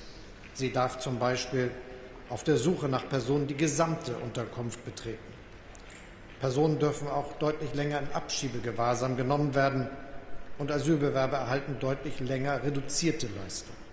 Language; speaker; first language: German; native; German